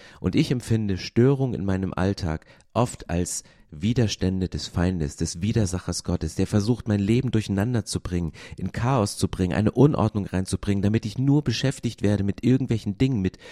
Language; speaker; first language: German; native; German